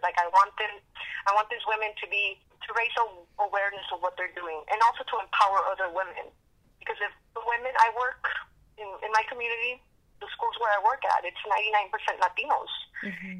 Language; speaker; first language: English; early bilingual, other home language; Spanish